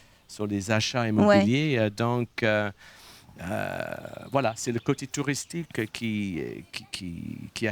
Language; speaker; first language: French; non-native, fluent; English